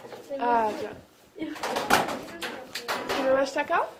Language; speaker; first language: Japanese; non-native, learner; French